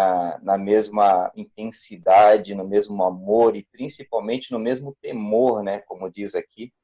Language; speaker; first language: Portuguese; native; Portuguese